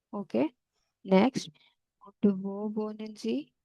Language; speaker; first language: German; non-native, learner; Hindi